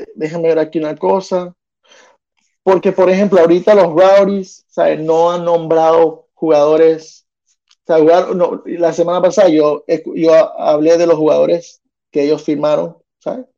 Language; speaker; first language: Spanish; early bilingual, heritage; Spanish